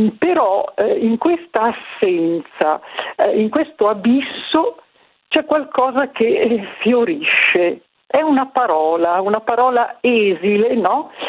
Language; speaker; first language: Italian; native; Italian